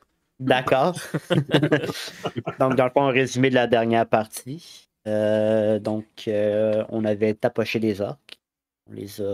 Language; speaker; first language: French; native; French